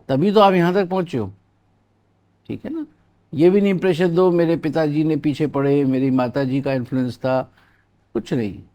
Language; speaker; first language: Hindi; native; Hindi